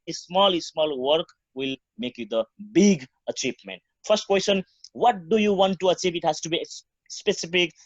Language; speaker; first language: English; non-native, local second language; Nepali